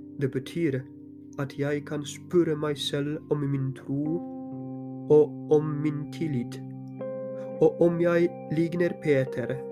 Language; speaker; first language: Norwegian; non-native, fluent; Polish